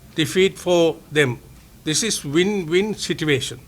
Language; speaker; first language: English; non-native, local second language; Sinhala